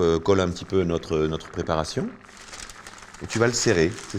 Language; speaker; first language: French; native; French